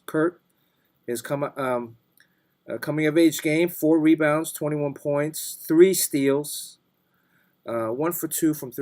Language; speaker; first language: English; native; English